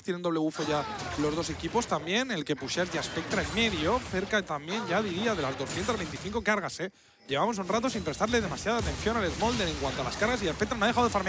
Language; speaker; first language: Spanish; native; Spanish